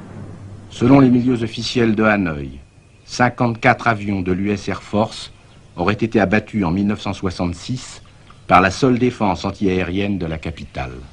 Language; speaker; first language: French; native; French